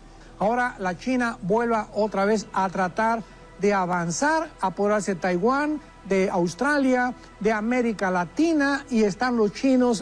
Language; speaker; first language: Spanish; native; Spanish